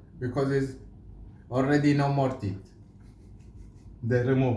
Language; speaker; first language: English; non-native, learner; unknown